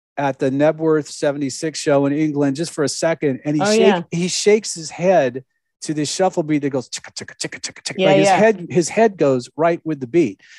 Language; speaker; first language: English; native; English